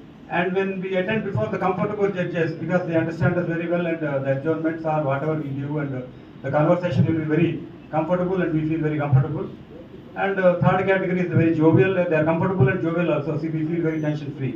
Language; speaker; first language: English; non-native, local second language; Telugu